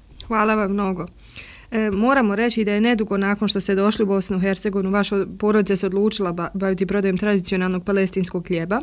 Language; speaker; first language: Croatian; native; Croatian